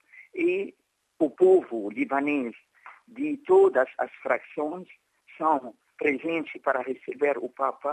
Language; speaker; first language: Portuguese; non-native, fluent; Arabic